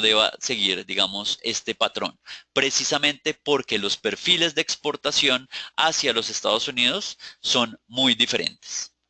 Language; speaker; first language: Spanish; native; Spanish